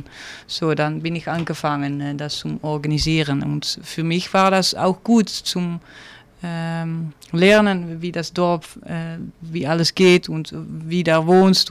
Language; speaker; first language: German; non-native, learner; Dutch